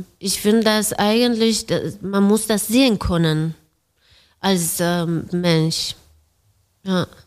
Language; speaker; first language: German; non-native, fluent; Persian